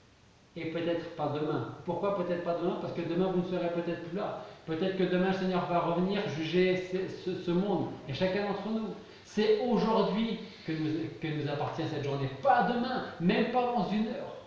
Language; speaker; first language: French; native; French